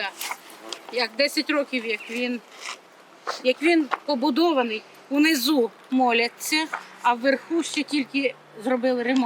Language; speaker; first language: Ukrainian; native; Ukrainian